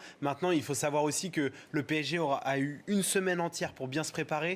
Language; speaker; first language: French; native; French